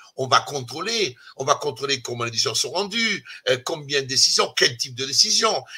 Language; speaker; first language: French; non-native, fluent; Italian